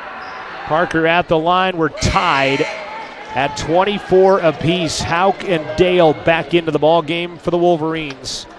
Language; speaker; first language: English; native; English